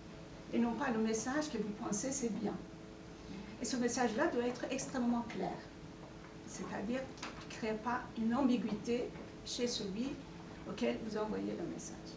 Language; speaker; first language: French; non-native, fluent; Persian